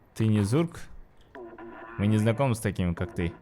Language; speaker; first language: Russian; non-native, local second language; Kazakh